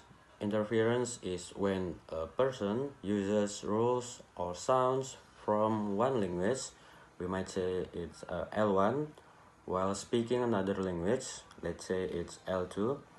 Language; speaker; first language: English; non-native, learner; Indonesian